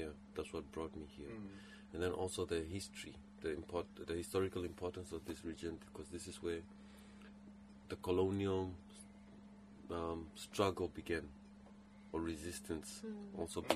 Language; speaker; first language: English; non-native, local second language; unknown